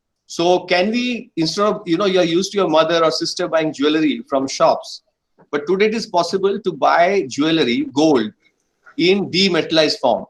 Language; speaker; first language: English; non-native, local second language; Bangla